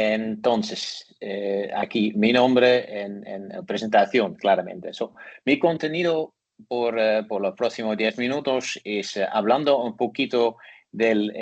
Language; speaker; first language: Spanish; non-native, learner; Dutch